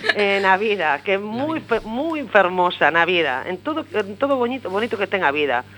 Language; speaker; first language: Galician; non-native, local second language; Spanish